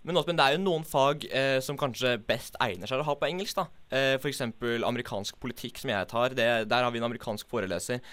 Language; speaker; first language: Norwegian; native; Norwegian